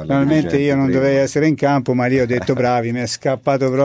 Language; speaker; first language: Italian; native; Italian